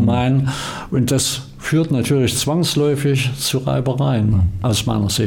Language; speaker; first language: German; native; German